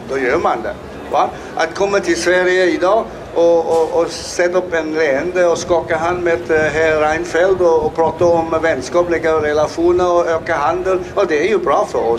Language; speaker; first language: Swedish; non-native, fluent; Chinese